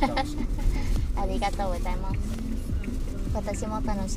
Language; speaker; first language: Japanese; non-native, learner; Vietnamese